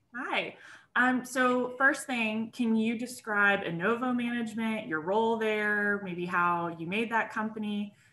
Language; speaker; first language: English; native; English